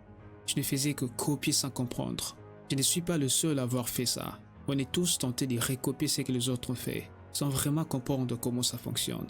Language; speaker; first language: French; native; French